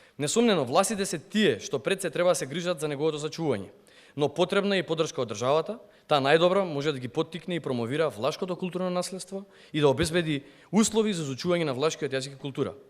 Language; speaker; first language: Macedonian; non-native, local second language; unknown